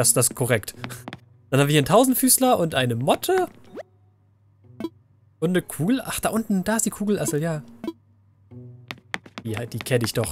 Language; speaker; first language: German; native; German